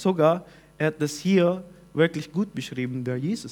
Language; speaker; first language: German; non-native, fluent; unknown